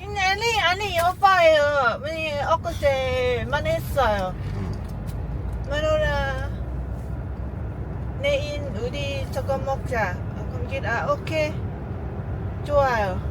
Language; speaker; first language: Korean; non-native, learner; Lao